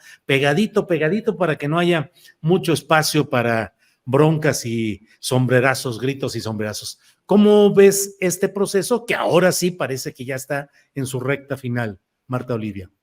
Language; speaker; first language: Spanish; native; Spanish